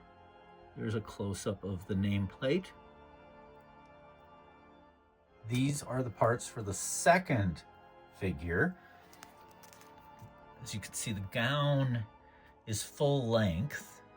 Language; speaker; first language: English; native; English